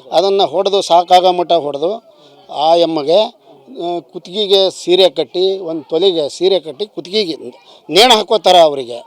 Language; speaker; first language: Kannada; non-native, local second language; Lambadi